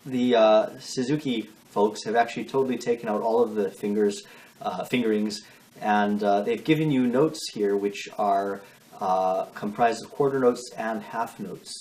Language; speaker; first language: English; native; English